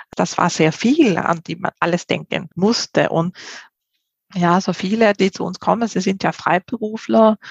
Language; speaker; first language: German; non-native, fluent; Swedish